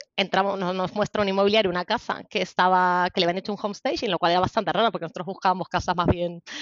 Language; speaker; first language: Spanish; native; Spanish